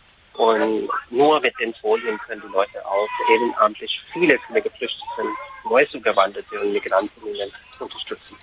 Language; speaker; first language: German; non-native, fluent; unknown